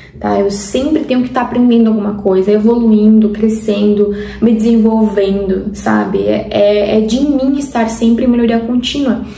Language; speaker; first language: Portuguese; non-native, fluent; Spanish